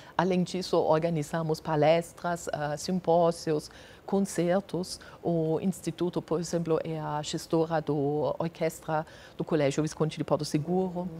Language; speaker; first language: Portuguese; non-native, fluent; German